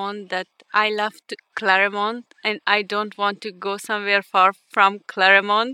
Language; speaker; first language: English; non-native, fluent; Ukrainian